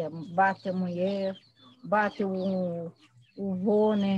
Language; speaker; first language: Portuguese; non-native, local second language; Guarani